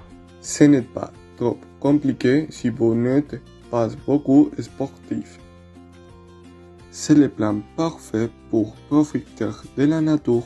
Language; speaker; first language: French; non-native, learner; Spanish